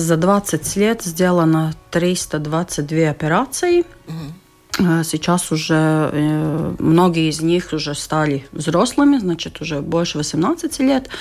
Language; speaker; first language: Russian; non-native, local second language; Latvian